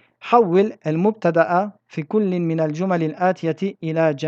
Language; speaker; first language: Arabic; non-native, fluent; French